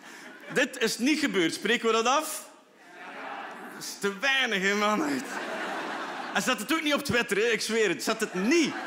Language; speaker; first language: Dutch; native; Dutch